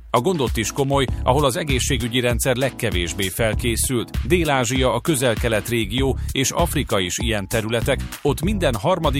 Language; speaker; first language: Hungarian; native; Hungarian